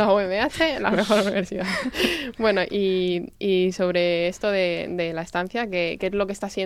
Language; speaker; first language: Spanish; native; Spanish